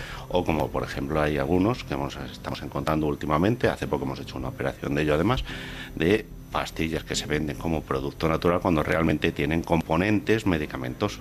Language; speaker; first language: Spanish; native; Spanish